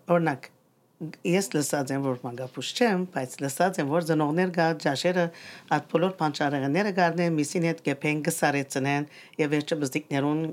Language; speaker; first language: Armenian; native; Armenian